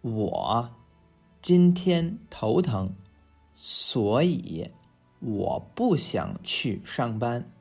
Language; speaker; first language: Chinese; non-native, fluent; English